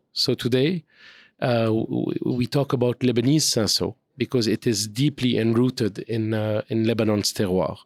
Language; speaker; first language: English; non-native, fluent; French